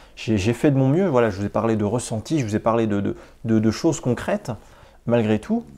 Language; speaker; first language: French; native; French